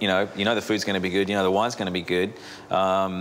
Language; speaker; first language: English; native; English